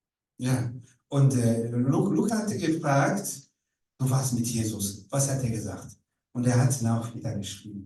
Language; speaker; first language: German; non-native, learner; Rundi